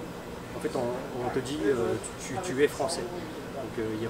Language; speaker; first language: French; early bilingual, other home language; Min Nan Chinese